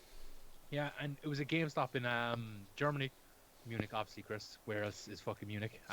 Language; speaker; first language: English; native; English